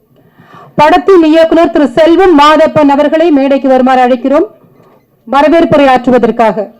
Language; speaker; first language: Tamil; native; Tamil